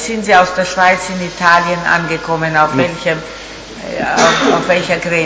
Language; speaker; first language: German; non-native, fluent; Italian